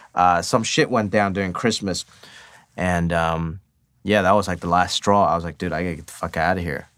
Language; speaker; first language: English; early bilingual, other home language; Cantonese